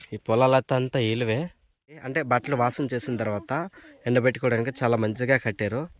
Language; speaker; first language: Telugu; non-native, local second language; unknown